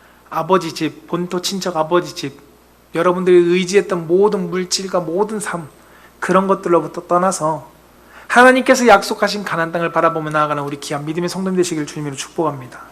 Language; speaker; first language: Korean; native; Korean